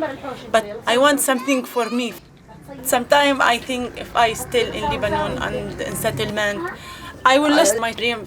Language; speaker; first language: English; non-native, learner; Arabic